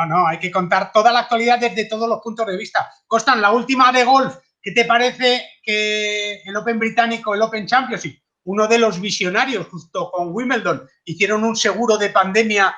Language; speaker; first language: Spanish; native; Spanish